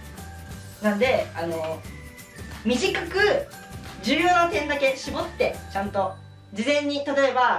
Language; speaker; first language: Japanese; native; Japanese